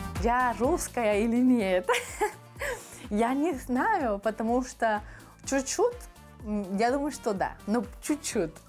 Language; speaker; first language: Russian; non-native, fluent; Spanish